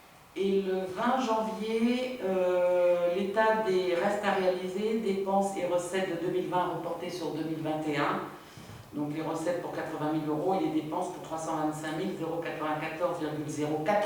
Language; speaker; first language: French; native; French